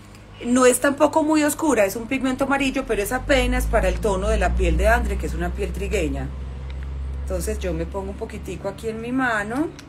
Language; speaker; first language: Spanish; native; Spanish